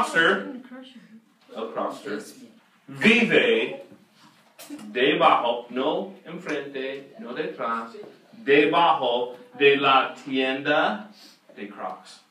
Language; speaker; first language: Spanish; non-native, fluent; English